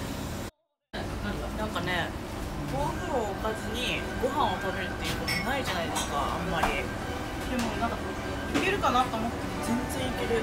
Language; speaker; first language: Japanese; native; Japanese